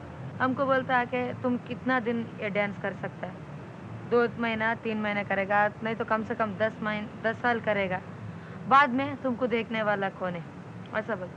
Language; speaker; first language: Hindi; non-native, local second language; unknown